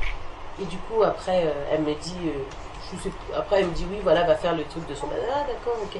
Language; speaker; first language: French; native; French